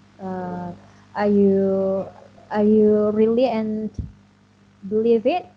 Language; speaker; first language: English; non-native, learner; Indonesian